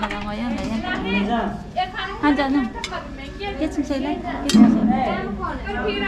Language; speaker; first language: Turkish; non-native, fluent; Turkmen